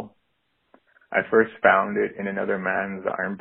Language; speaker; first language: English; native; English